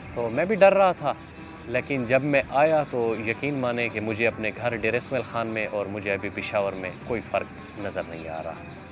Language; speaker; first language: Urdu; non-native, local second language; Saraiki